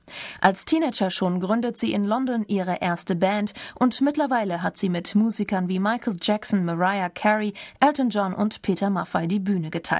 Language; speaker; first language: German; native; German